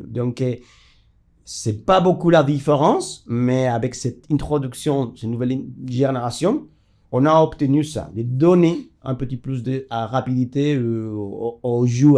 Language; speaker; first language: French; non-native, fluent; Spanish